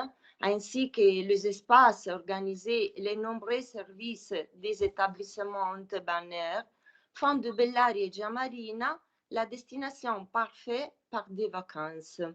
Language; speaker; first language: French; non-native, fluent; Italian